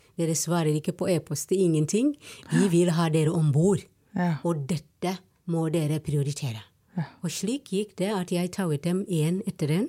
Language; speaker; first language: Norwegian; non-native, fluent; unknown